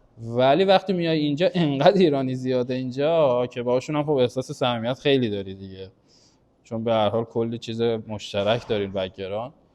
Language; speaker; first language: Persian; native; Persian